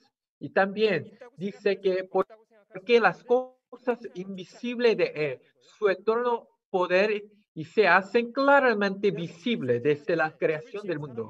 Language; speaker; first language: Spanish; non-native, fluent; Korean